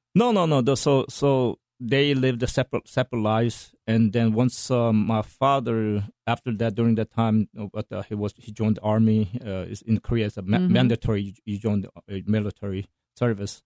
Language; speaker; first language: English; non-native, fluent; Korean